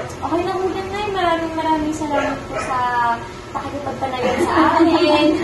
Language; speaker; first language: Filipino; native; Filipino